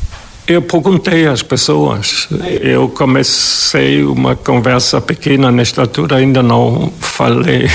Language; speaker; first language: Portuguese; non-native, fluent; German